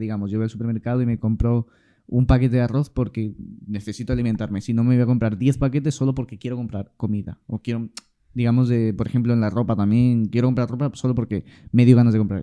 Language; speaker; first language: Spanish; native; Spanish